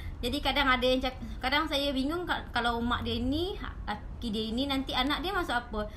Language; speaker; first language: Malay; native; Malay